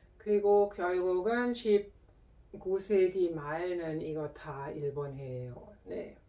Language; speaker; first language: Korean; non-native, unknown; German